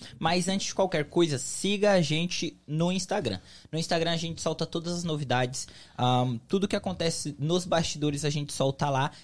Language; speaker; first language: Portuguese; native; Portuguese